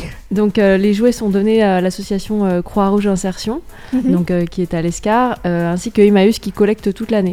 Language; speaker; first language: French; native; French